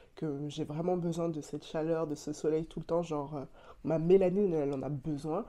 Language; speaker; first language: French; native; French